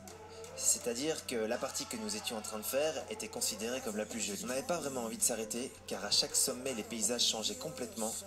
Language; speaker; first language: French; native; French